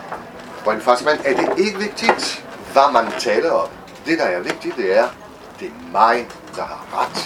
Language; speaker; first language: Danish; non-native, fluent; French